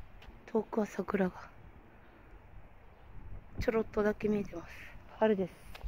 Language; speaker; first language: Japanese; native; Japanese